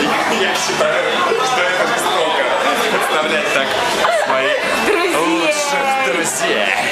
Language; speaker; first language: Russian; native; Russian